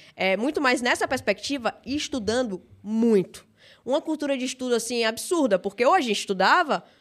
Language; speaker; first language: Portuguese; native; Portuguese